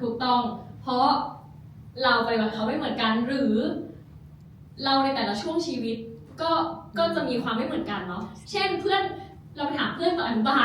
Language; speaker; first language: Thai; native; Thai